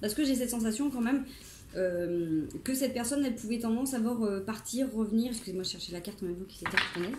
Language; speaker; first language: French; native; French